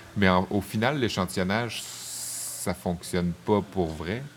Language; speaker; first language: French; native; French